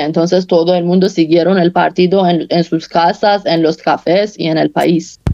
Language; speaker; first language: Spanish; non-native, learner; Persian